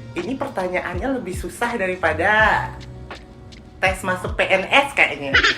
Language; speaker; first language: Indonesian; non-native, local second language; Balinese